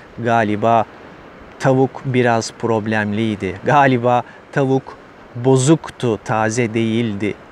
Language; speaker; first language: Turkish; native; Turkish